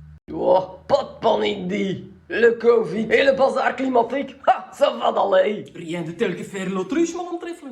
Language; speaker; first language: French; native; French